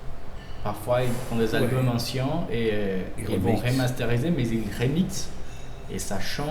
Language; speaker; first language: French; non-native, fluent; Portuguese